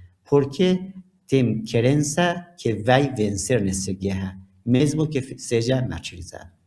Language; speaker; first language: Portuguese; non-native, learner; Persian